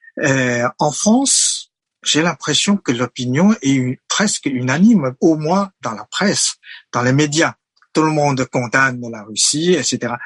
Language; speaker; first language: French; non-native, fluent; Chinese